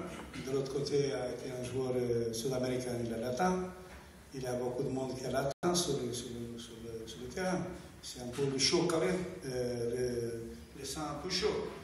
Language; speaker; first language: French; non-native, learner; Portuguese